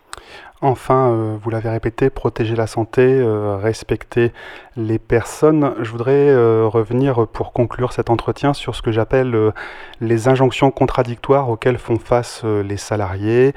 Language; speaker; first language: French; native; French